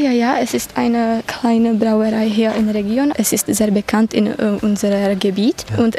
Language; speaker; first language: German; non-native, fluent; Czech